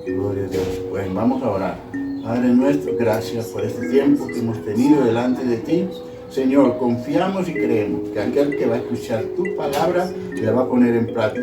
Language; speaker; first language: Spanish; native; Spanish